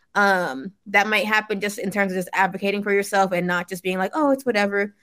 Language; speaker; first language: English; early bilingual, other home language; Yoruba